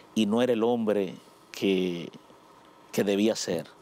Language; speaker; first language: Spanish; native; Spanish